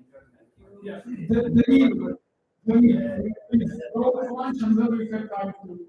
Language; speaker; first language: English; non-native, learner; Russian